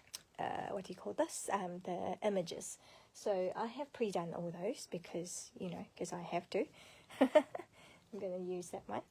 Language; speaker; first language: English; native; English